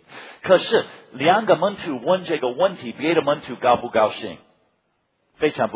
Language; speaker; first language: Chinese; non-native, fluent; English